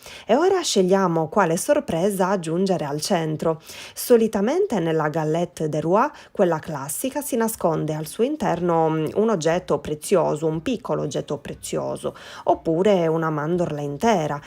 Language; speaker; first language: Italian; native; Italian